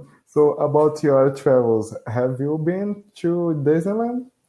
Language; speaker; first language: English; non-native, learner; Portuguese